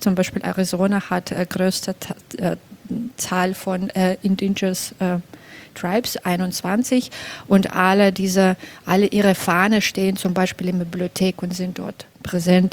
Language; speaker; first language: German; non-native, fluent; Belarusian